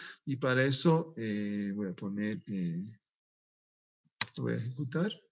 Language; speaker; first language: Spanish; native; Spanish